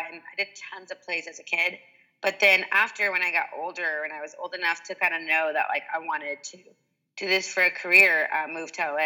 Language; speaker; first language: English; native; English